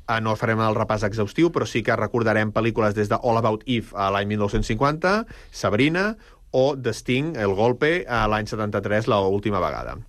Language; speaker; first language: Catalan; native; Catalan